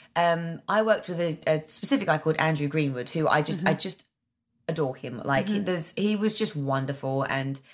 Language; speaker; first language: English; native; English